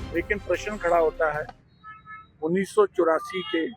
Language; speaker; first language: Hindi; non-native, local second language; Punjabi